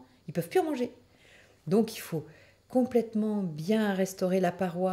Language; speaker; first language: French; native; French